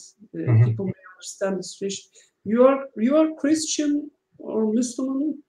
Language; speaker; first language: English; non-native, learner; Turkish